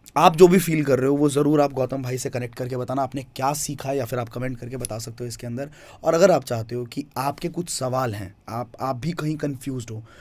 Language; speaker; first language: Hindi; native; Hindi